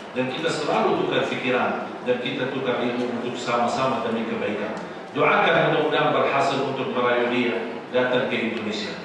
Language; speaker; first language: Indonesian; non-native, fluent; Arabic